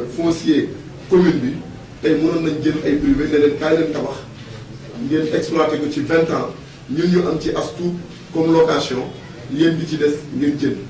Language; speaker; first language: Wolof; non-native, local second language; Fula